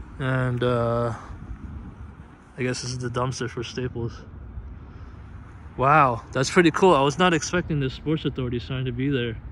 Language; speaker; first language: English; native; English